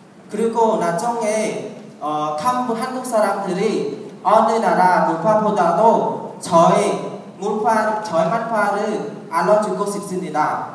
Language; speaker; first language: Korean; non-native, learner; Khmer